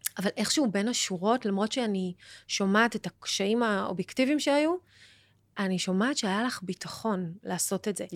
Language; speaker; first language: Hebrew; native; Hebrew